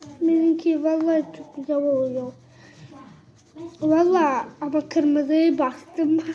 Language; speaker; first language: Turkish; early bilingual, heritage; Turkish